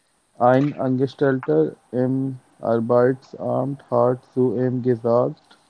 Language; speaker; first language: German; non-native, learner; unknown